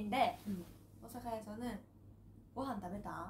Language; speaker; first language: Korean; non-native, learner; Japanese